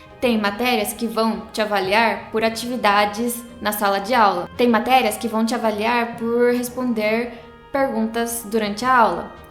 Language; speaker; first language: Portuguese; native; Portuguese